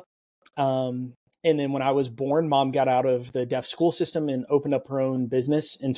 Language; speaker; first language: English; native; English